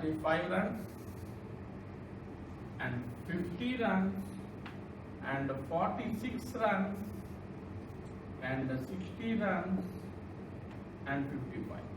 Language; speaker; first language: English; non-native, local second language; Telugu